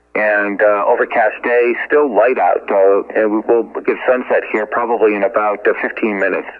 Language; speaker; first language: English; native; English